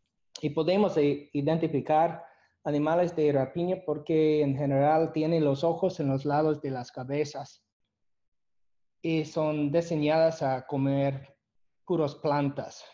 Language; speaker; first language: Spanish; non-native, learner; English